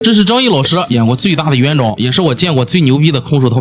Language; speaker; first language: Chinese; native; Chinese